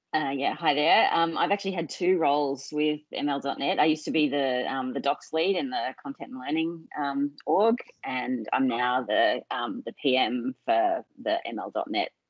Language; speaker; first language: English; native; English